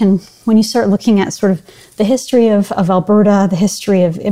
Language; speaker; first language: English; native; English